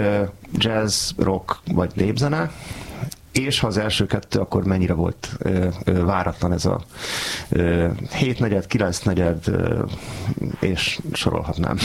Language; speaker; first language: Hungarian; native; Hungarian